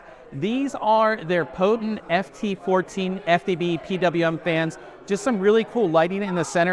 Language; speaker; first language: English; native; English